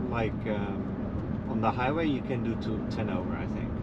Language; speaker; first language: English; non-native, fluent; Dutch